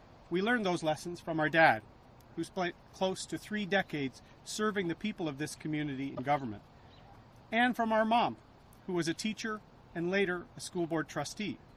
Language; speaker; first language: English; native; English